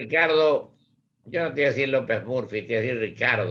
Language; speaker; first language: Spanish; native; Spanish